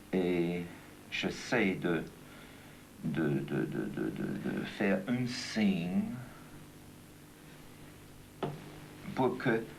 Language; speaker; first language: French; non-native, fluent; German